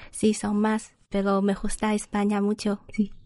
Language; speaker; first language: Spanish; non-native, learner; Chinese